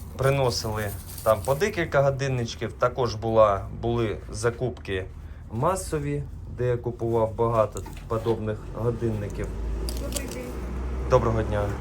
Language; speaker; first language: Ukrainian; non-native, local second language; Russian